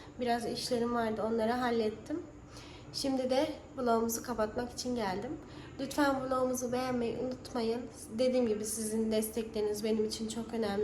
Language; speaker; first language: Turkish; non-native, fluent; Urdu